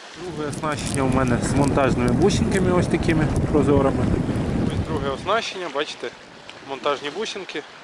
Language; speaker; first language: Ukrainian; native; Ukrainian